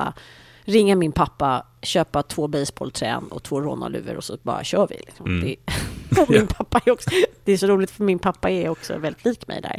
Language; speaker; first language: Swedish; native; Swedish